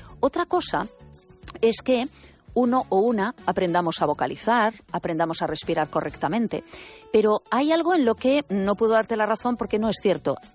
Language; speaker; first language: Spanish; native; Spanish